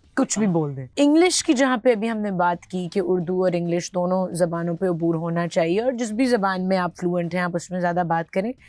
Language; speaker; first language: Urdu; native; Urdu